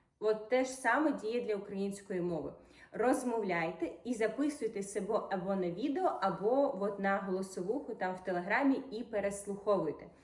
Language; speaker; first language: Ukrainian; non-native, local second language; Russian